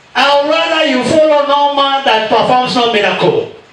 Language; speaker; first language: English; non-native, local second language; Swahili